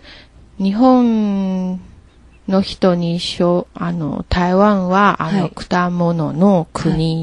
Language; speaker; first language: Japanese; non-native, learner; Chinese